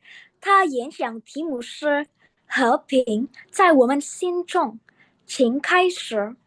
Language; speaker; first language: Chinese; non-native, learner; Indonesian